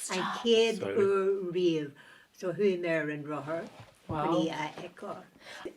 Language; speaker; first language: Irish; non-native, local second language; English